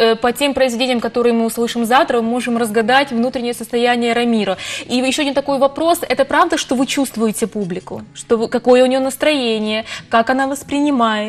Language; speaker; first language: Russian; native; Russian